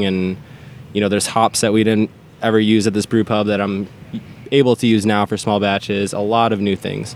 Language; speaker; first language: English; native; English